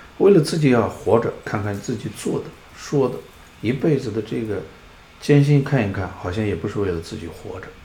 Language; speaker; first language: Chinese; non-native, local second language; Tibetan